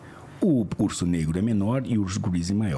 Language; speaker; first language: Portuguese; native; Portuguese